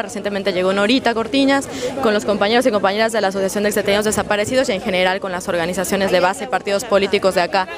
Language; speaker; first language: Spanish; native; Spanish